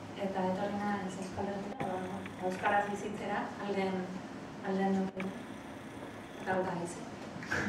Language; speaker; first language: Basque; non-native, learner; Spanish